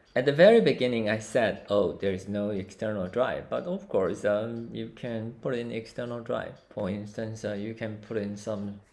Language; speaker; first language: English; non-native, fluent; Chinese